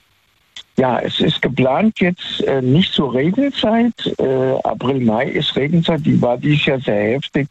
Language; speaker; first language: German; native; German